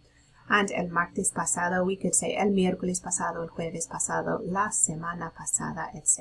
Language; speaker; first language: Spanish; non-native, fluent; English